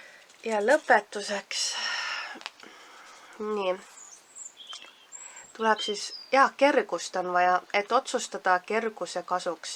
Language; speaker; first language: Estonian; native; Estonian